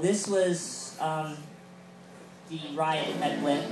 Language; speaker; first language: English; native; English